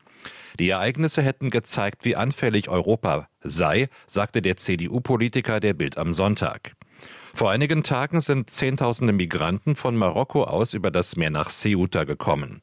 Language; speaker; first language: German; native; German